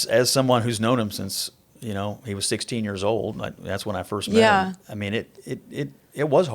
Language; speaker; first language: English; native; English